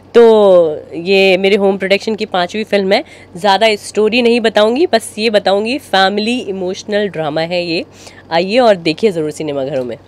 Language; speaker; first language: Hindi; native; Hindi